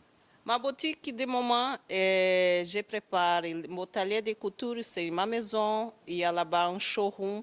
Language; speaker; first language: French; non-native, learner; Portuguese